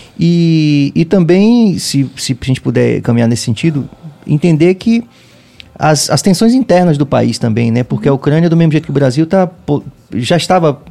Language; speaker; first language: Portuguese; native; Portuguese